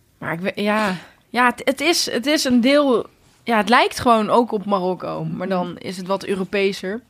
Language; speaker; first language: Dutch; native; Dutch